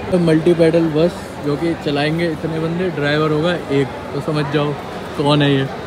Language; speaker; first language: Hindi; native; Hindi